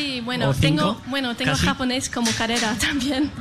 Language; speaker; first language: Spanish; non-native, fluent; English